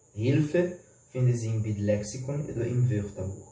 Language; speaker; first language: German; non-native, fluent; Portuguese